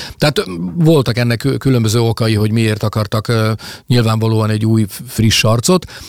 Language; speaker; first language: Hungarian; native; Hungarian